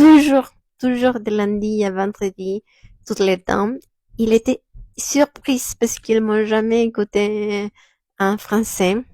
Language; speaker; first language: French; non-native, fluent; Spanish